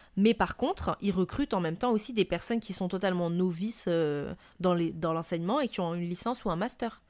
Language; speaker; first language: French; non-native, local second language; Malagasy